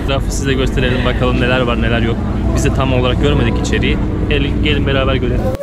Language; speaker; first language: Turkish; native; Turkish